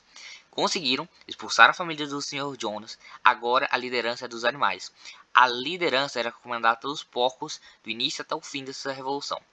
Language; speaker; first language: Portuguese; native; Portuguese